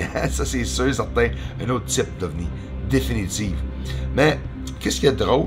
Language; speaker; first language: French; native; French